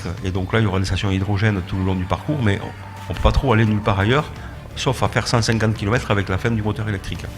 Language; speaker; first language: French; native; French